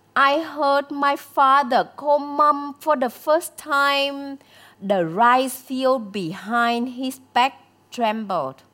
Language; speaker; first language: English; non-native, fluent; Vietnamese